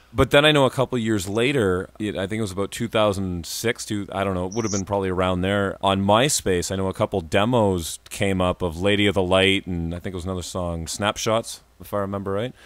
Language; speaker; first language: English; native; English